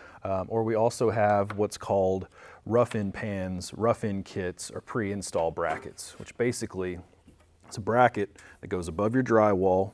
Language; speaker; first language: English; native; English